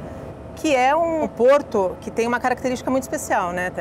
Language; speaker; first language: Portuguese; native; Portuguese